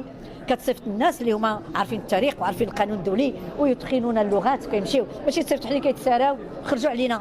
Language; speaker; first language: Arabic; native; Arabic